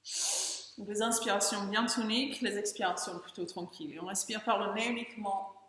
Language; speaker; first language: French; native; French